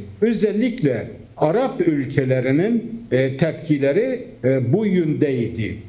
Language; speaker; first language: Turkish; non-native, local second language; Kurdish